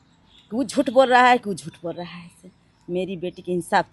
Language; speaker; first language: Hindi; native; Hindi